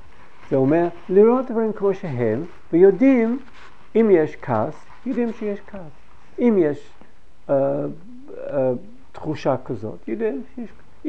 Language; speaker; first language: Hebrew; non-native, fluent; English